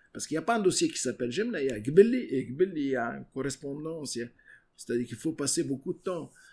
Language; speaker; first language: French; non-native, local second language; Arabic